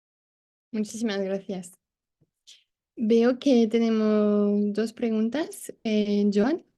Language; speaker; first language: Spanish; non-native, fluent; French